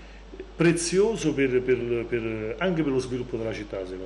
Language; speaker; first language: Italian; native; Italian